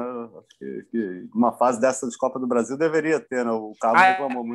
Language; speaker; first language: Portuguese; native; Portuguese